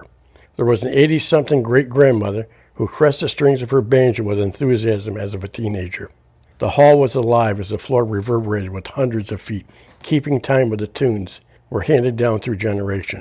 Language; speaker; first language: English; native; English